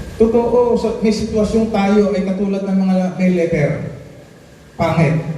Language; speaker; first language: Filipino; native; Filipino